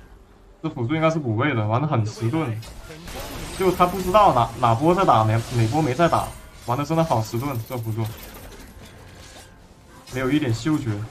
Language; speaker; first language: Chinese; native; Chinese